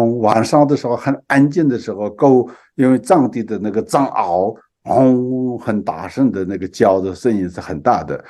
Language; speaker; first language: Chinese; non-native, local second language; Tibetan